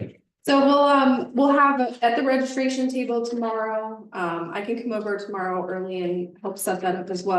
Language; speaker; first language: English; native; English